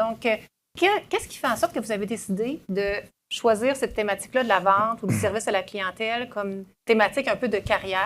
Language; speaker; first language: French; native; French